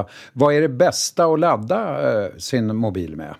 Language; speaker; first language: Swedish; native; Swedish